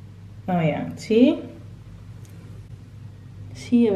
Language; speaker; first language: Dutch; native; Dutch